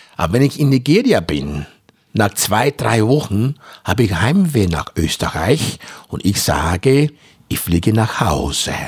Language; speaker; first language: German; non-native, fluent; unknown